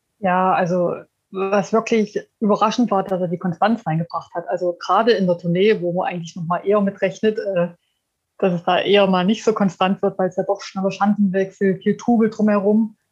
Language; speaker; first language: German; native; German